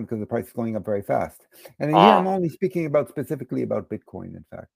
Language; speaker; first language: English; native; English